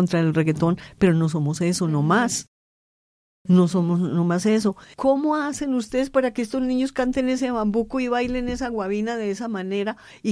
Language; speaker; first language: Spanish; native; Spanish